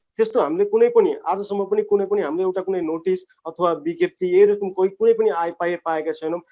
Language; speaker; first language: Nepali; native; Nepali